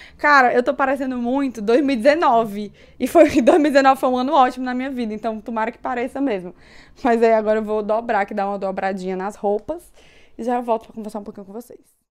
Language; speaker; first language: Portuguese; native; Portuguese